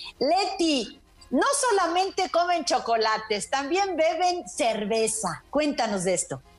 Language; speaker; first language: Spanish; native; Spanish